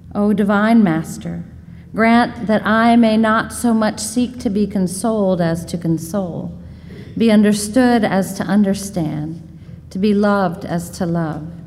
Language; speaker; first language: English; native; English